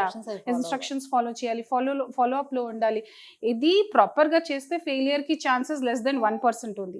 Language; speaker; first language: Telugu; non-native, learner; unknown